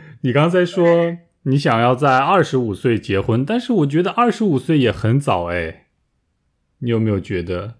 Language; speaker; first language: Chinese; native; Chinese